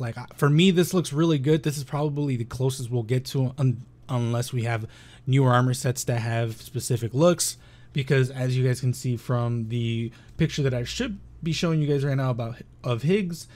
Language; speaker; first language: English; native; English